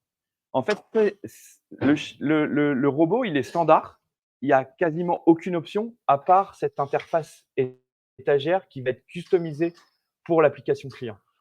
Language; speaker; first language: French; native; French